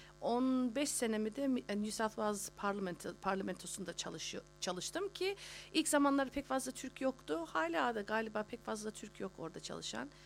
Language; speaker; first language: Turkish; early bilingual, heritage; Turkish